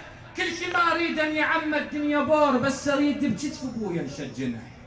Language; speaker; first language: Arabic; native; Arabic